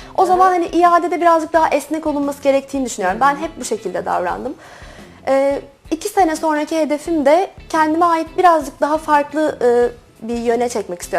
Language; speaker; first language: Turkish; native; Turkish